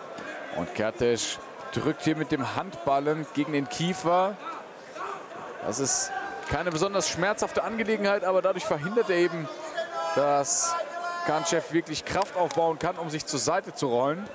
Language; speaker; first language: German; native; German